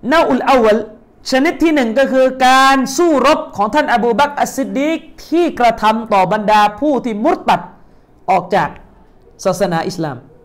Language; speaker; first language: Thai; native; Thai